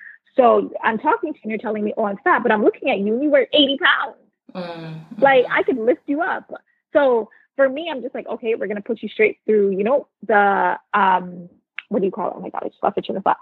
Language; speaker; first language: English; native; English